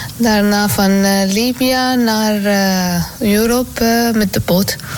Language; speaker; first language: Dutch; non-native, learner; Arabic